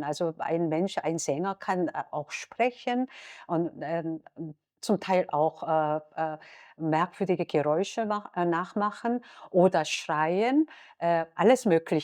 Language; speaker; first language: German; non-native, fluent; Korean